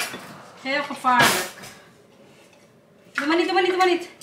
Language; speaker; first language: Dutch; non-native, fluent; Waray